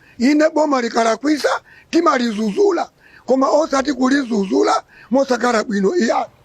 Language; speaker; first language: Nyanja; non-native, local second language; Yao